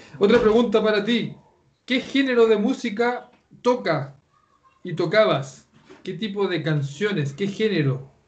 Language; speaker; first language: Spanish; native; Spanish